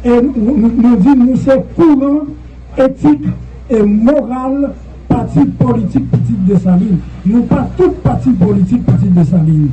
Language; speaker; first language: French; non-native, local second language; Haitian Creole